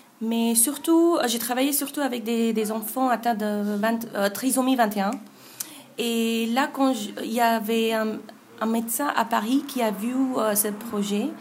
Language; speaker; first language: French; non-native, fluent; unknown